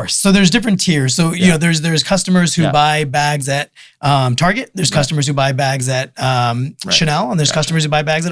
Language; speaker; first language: English; native; English